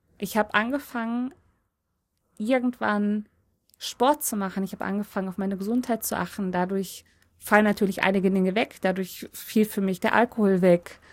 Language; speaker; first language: German; early bilingual, other home language; Polish